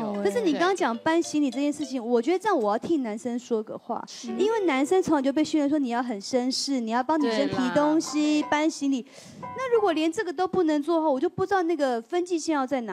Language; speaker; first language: Chinese; native; Chinese